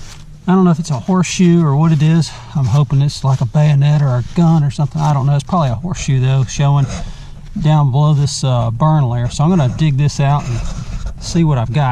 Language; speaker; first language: English; native; English